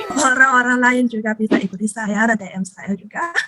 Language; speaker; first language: Indonesian; non-native, learner; Cantonese